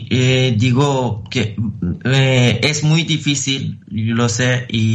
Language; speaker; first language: Spanish; non-native, fluent; Persian